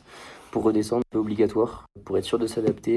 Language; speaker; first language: French; native; French